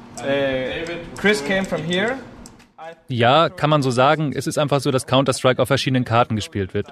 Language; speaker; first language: German; native; German